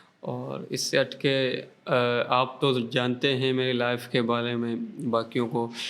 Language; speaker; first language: Urdu; non-native, local second language; Baluchi